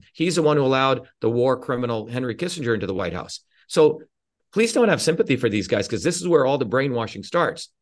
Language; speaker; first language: English; early bilingual, other home language; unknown